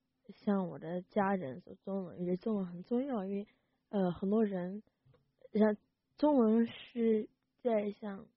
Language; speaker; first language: Chinese; early bilingual, heritage; Chinese